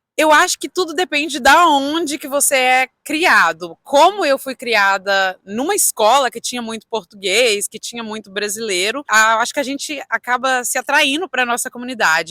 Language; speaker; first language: Portuguese; early bilingual, heritage; Portuguese